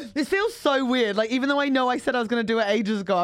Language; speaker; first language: English; native; English